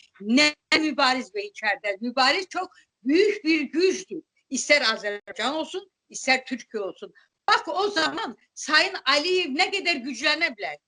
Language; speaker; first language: Turkish; non-native, fluent; Azerbaijani